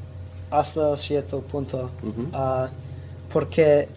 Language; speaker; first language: Spanish; non-native, learner; English